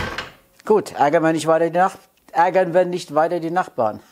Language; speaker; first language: German; native; German